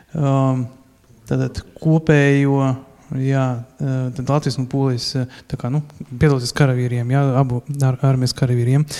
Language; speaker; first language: Latvian; native; Latvian